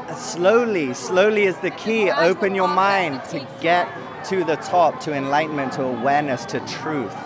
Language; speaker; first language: English; native; English